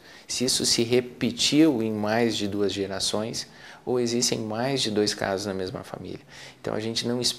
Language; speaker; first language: Portuguese; native; Portuguese